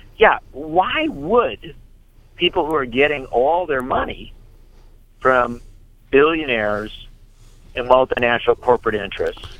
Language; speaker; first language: English; native; English